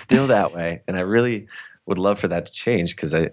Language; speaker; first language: English; native; English